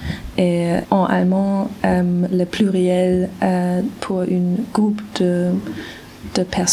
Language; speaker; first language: French; non-native, learner; German